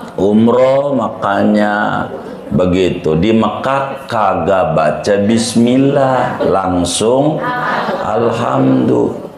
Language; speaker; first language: Indonesian; native; Indonesian